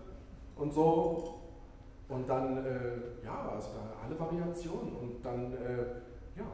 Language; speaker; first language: German; native; German